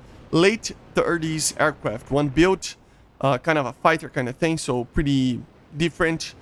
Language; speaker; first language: English; non-native, fluent; Portuguese